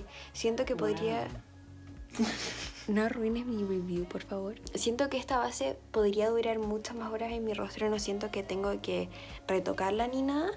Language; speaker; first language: Spanish; native; Spanish